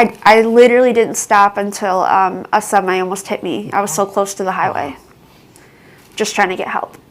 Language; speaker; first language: English; native; English